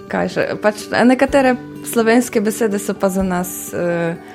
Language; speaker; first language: Slovenian; non-native, fluent; Polish